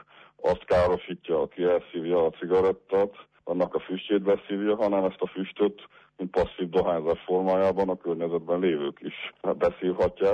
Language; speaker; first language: Hungarian; native; Hungarian